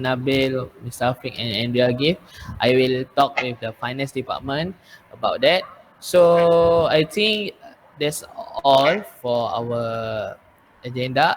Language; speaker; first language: English; non-native, learner; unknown